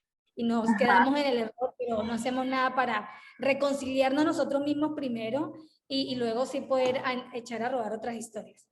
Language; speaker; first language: Spanish; native; Spanish